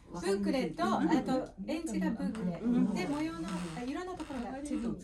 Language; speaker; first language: Japanese; native; Japanese